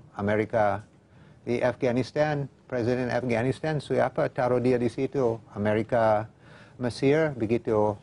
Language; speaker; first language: Indonesian; non-native, fluent; English